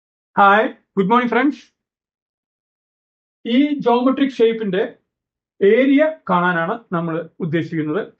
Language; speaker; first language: Malayalam; native; Malayalam